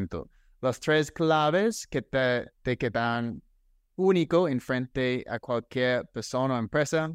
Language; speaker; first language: Spanish; non-native, fluent; English